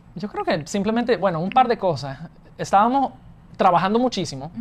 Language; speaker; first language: Spanish; non-native, fluent; English